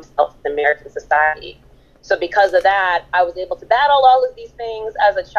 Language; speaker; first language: English; early bilingual, other home language; German